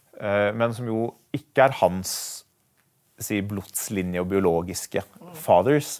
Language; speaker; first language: Norwegian; native; Norwegian